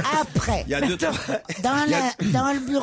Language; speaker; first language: French; native; French